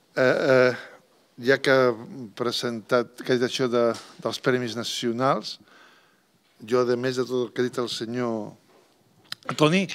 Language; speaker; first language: Catalan; native; Catalan